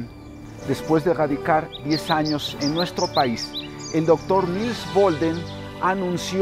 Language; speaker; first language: Spanish; native; Spanish